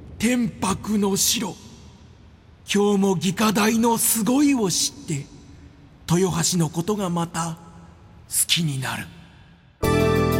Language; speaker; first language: Japanese; native; Japanese